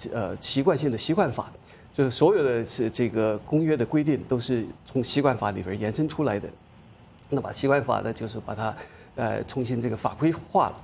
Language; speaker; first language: Chinese; native; Chinese